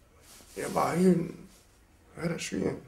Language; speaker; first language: Danish; non-native, local second language; Kalaallisut